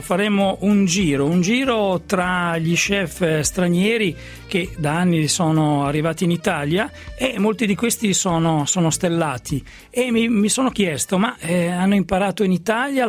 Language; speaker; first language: Italian; native; Italian